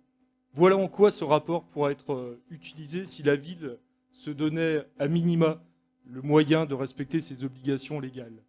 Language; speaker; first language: French; native; French